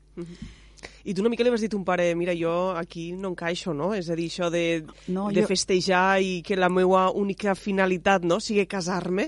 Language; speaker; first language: Catalan; native; Catalan